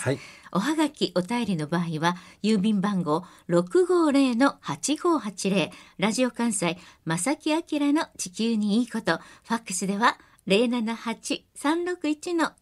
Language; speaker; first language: Japanese; native; Japanese